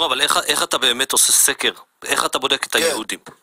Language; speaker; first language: Hebrew; native; Hebrew